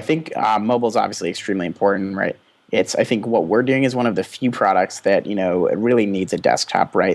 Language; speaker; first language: English; native; English